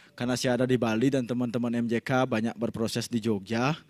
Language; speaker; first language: Indonesian; native; Indonesian